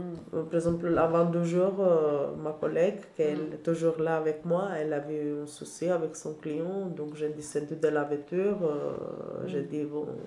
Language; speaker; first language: French; non-native, learner; Albanian